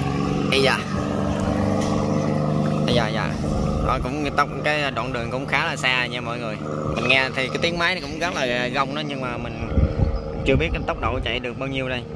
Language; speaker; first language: Vietnamese; native; Vietnamese